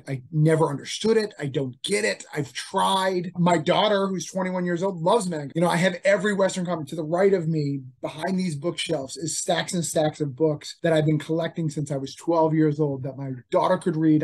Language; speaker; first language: English; native; English